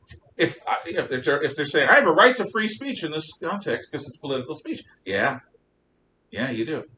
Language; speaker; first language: English; native; English